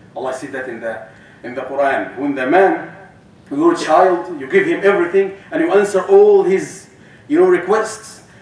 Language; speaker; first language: English; non-native, fluent; Arabic